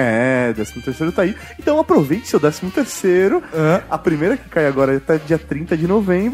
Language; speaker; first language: Portuguese; native; Portuguese